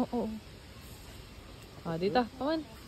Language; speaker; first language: Filipino; native; Filipino